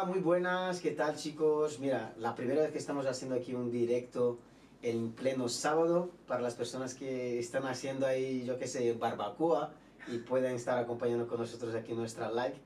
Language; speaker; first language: Spanish; non-native, fluent; Portuguese